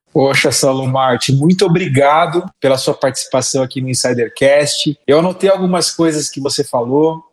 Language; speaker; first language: Portuguese; native; Portuguese